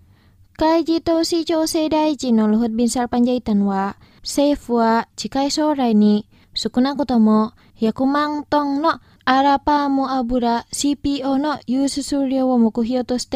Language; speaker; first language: Japanese; non-native, fluent; Indonesian